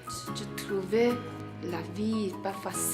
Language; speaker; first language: French; non-native, learner; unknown